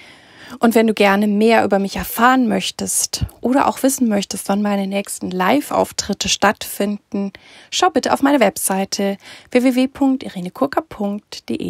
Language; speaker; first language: German; native; German